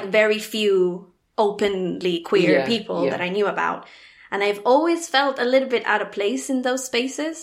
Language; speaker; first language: English; non-native, fluent; Spanish